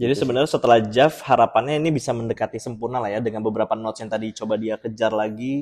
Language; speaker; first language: Indonesian; native; Indonesian